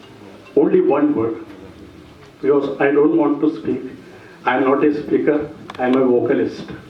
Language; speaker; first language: English; non-native, learner; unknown